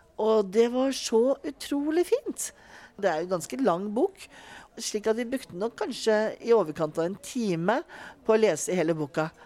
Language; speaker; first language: Norwegian; native; Norwegian